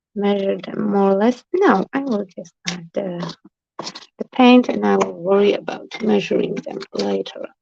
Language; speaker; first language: English; non-native, fluent; Polish